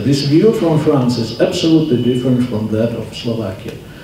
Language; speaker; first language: English; non-native, fluent; Slovak